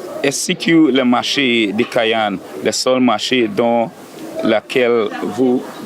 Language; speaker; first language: French; non-native, learner; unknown